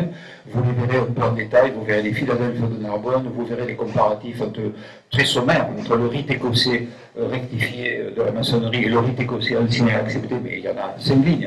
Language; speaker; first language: French; native; French